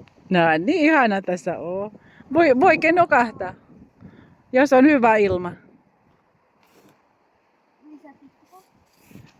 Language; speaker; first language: Finnish; non-native, learner; Filipino